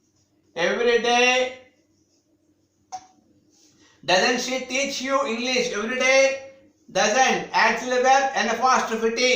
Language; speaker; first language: English; non-native, local second language; Telugu